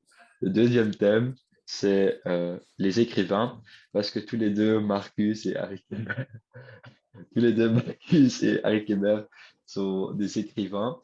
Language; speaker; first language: French; non-native, learner; Dutch